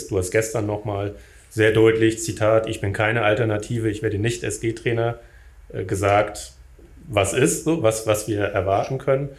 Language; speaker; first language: German; native; German